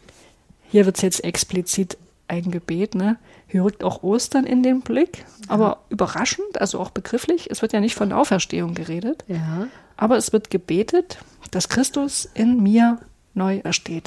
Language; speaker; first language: German; native; German